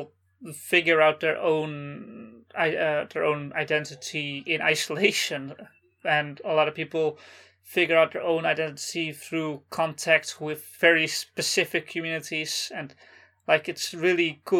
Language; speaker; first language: English; non-native, fluent; Dutch